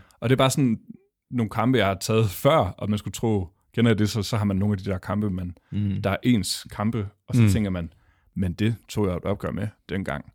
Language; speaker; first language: Danish; native; Danish